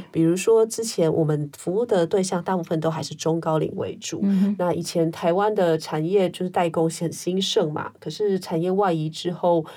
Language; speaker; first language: Chinese; non-native, local second language; Min Nan Chinese